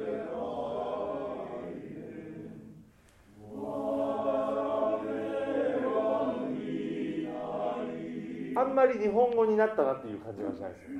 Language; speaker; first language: Japanese; native; Japanese